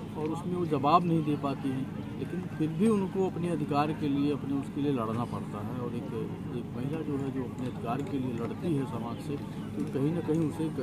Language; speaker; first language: Hindi; native; Hindi